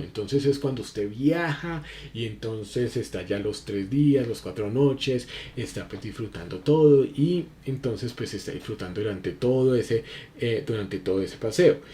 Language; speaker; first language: Spanish; native; Spanish